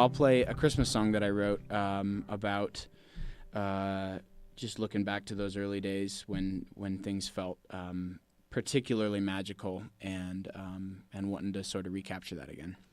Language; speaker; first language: English; native; English